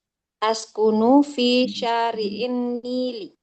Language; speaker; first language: Arabic; non-native, learner; Indonesian